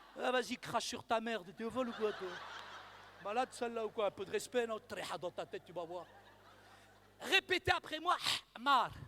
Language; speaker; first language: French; early bilingual, other home language; Arabic